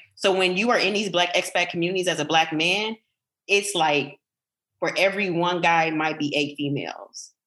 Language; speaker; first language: English; native; English